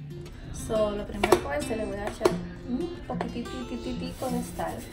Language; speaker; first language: Spanish; early bilingual, heritage; Spanish